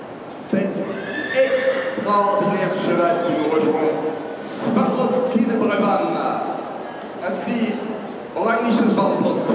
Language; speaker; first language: French; native; French